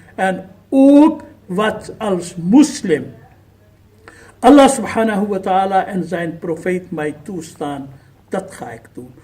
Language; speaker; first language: Dutch; non-native, fluent; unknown